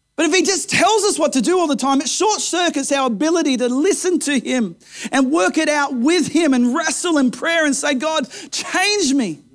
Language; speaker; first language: English; native; English